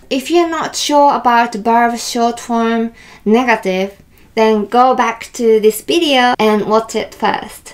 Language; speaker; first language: English; non-native, fluent; Japanese